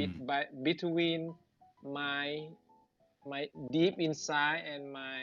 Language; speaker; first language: English; non-native, learner; Thai